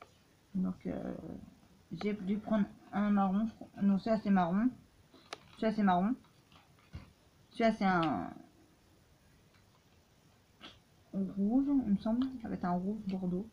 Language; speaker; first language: French; native; French